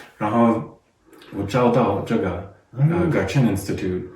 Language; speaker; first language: Chinese; non-native, learner; English